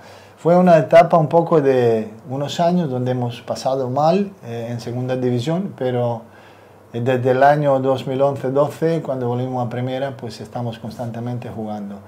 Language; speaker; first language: Spanish; non-native, fluent; Serbian